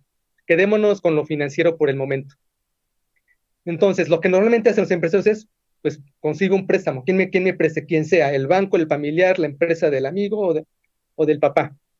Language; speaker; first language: Spanish; native; Spanish